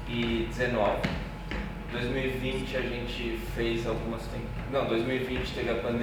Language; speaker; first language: Portuguese; native; Portuguese